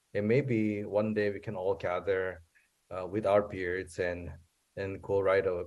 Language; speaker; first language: English; non-native, fluent; Korean